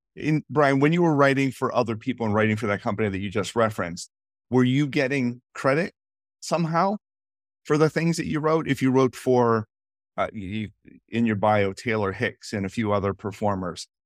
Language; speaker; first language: English; native; English